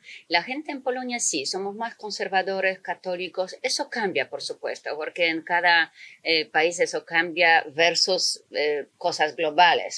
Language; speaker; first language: Spanish; non-native, fluent; Polish